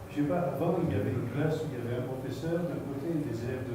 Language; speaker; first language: French; non-native, fluent; Spanish